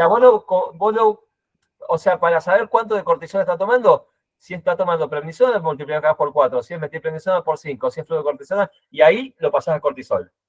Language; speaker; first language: Spanish; native; Spanish